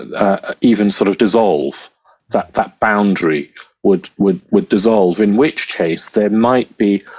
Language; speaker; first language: English; native; English